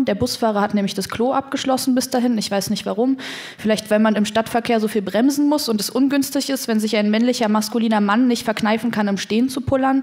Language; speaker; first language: German; native; German